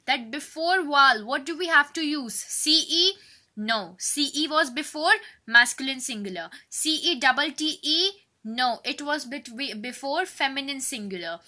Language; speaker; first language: English; non-native, local second language; Hindi